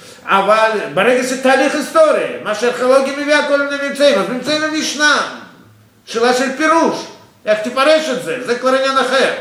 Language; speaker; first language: Hebrew; non-native, fluent; Russian